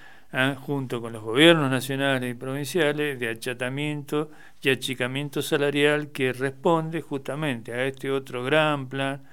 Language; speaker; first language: Spanish; native; Spanish